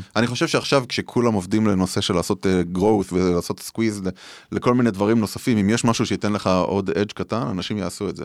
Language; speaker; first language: Hebrew; native; Hebrew